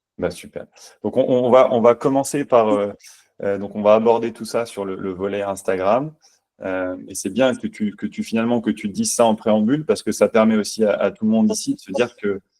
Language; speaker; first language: French; native; French